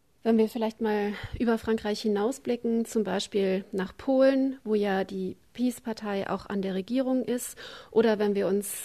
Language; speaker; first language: German; native; German